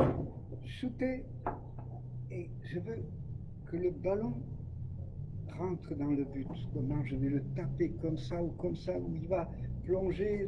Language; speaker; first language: French; native; French